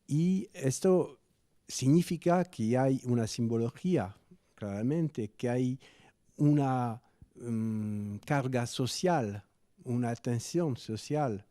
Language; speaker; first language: Spanish; non-native, fluent; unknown